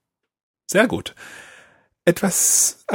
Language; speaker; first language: German; non-native, learner; English